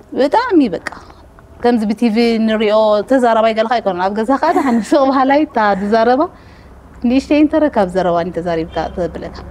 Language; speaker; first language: Tigrinya; native; Tigrinya